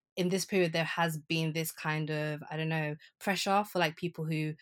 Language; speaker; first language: English; early bilingual, other home language; Yoruba